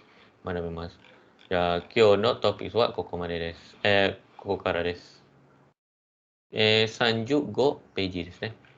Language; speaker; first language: Japanese; non-native, fluent; Malay